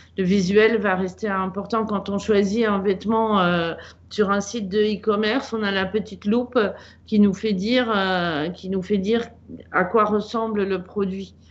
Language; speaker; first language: French; native; French